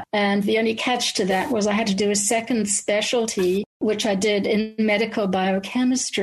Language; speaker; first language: English; native; English